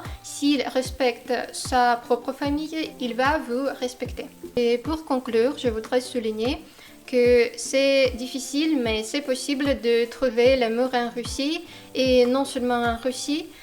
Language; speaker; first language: French; non-native, fluent; Russian